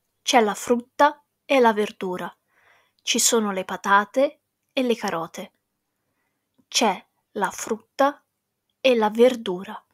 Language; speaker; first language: Italian; non-native, fluent; English